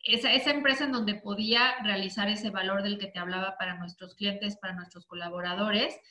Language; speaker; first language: Spanish; native; Spanish